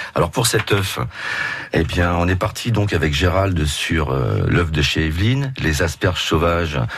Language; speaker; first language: French; native; French